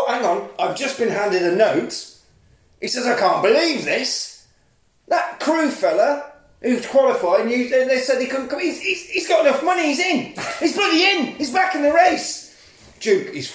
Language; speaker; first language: English; native; English